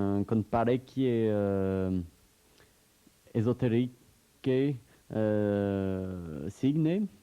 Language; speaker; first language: Italian; non-native, learner; French